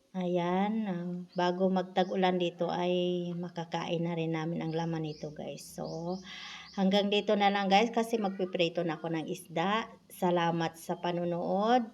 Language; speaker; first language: Filipino; non-native, local second language; Cebuano